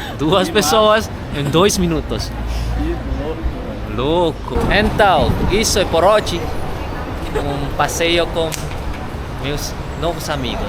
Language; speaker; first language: Portuguese; non-native, learner; Indonesian